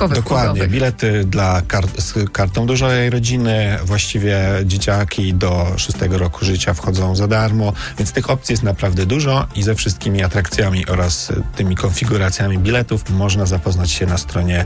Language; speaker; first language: Polish; native; Polish